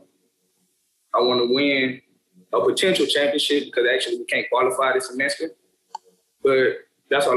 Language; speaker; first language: English; native; English